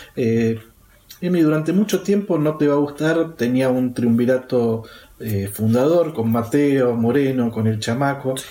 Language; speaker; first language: Spanish; native; Spanish